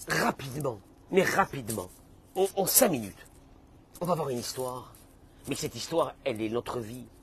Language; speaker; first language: French; native; French